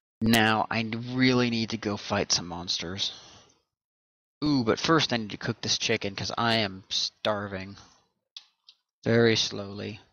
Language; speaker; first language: English; native; English